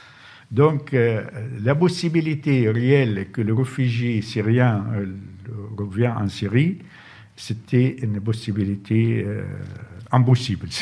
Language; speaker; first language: French; non-native, fluent; Arabic